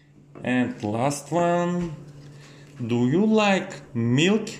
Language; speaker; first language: English; non-native, learner; Turkish